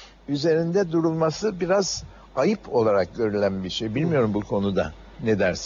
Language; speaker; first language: Turkish; native; Turkish